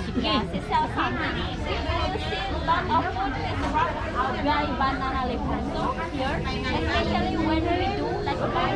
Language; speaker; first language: English; non-native, learner; Balinese